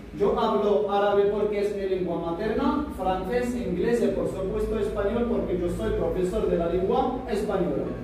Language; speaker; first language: Spanish; non-native, fluent; Arabic